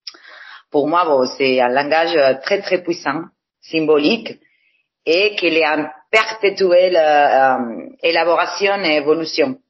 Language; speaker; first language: French; non-native, fluent; Spanish